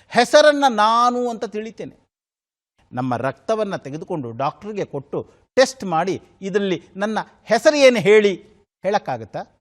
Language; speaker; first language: Kannada; native; Kannada